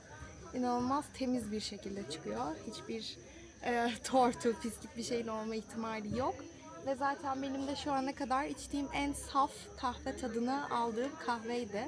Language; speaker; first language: Turkish; native; Turkish